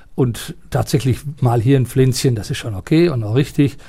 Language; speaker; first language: German; native; German